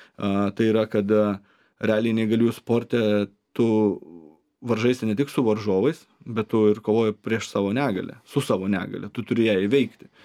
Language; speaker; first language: Lithuanian; native; Lithuanian